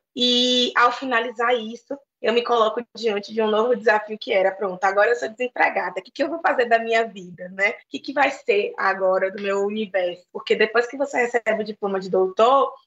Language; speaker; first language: Portuguese; native; Portuguese